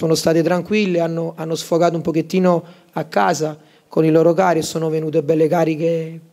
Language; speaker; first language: Italian; native; Italian